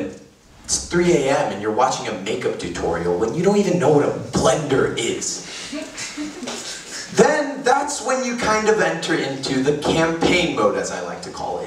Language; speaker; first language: English; native; English